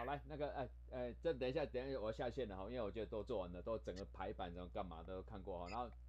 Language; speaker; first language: Chinese; native; Chinese